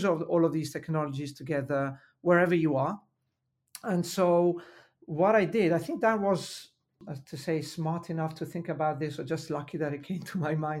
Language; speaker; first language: English; non-native, fluent; Italian